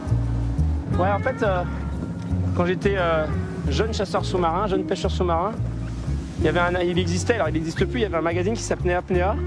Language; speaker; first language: French; native; French